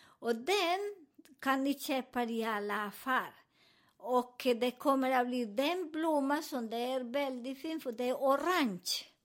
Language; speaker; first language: Swedish; non-native, learner; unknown